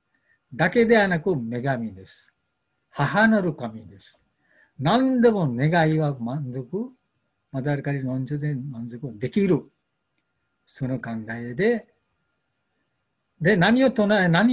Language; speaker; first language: Japanese; non-native, learner; Bangla